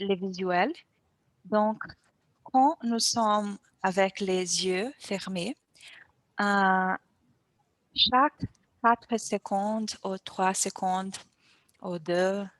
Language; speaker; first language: French; non-native, learner; Portuguese